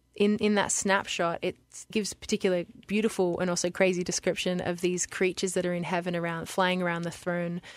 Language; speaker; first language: English; native; English